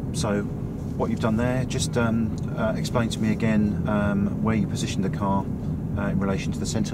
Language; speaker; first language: English; native; English